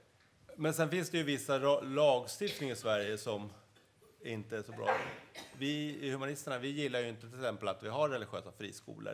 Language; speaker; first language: Swedish; native; Swedish